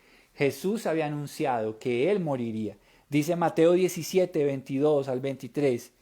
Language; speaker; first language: Spanish; native; Spanish